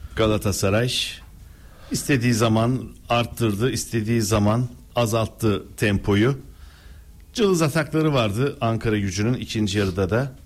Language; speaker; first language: Turkish; native; Turkish